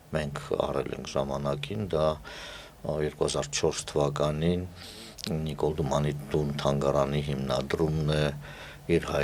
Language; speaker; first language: Armenian; native; Armenian